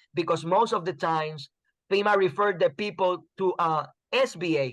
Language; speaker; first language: English; non-native, fluent; Spanish